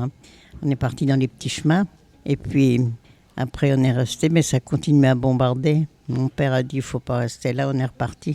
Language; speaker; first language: French; native; French